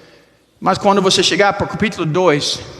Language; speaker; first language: Portuguese; non-native, learner; English